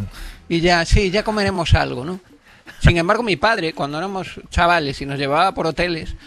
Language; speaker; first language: Spanish; native; Spanish